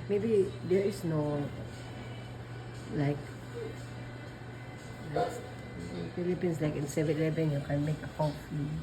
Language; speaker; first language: English; non-native, local second language; Cebuano